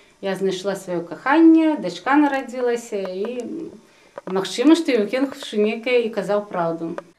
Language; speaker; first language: Belarusian; non-native, local second language; Russian